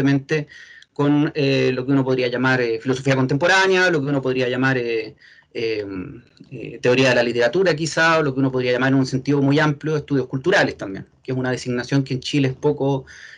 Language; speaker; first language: Spanish; native; Spanish